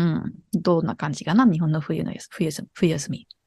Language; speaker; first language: Japanese; non-native, fluent; German